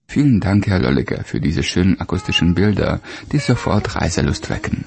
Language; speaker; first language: German; native; German